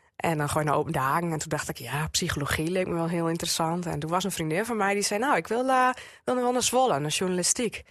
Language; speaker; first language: Dutch; native; Dutch